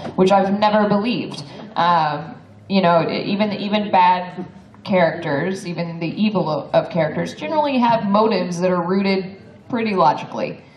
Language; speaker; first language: English; native; English